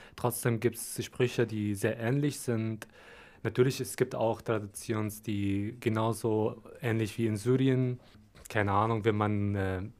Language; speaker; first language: German; non-native, fluent; Arabic